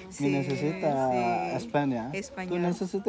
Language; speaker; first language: Spanish; non-native, learner; Telugu